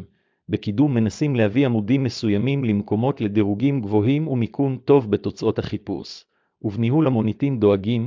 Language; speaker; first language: Hebrew; native; Hebrew